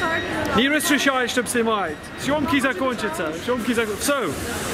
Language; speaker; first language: Russian; non-native, learner; English